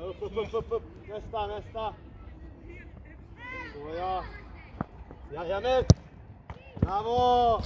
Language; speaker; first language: Swedish; non-native, fluent; Serbian